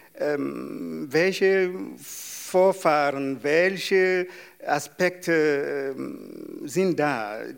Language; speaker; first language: German; non-native, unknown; Yoruba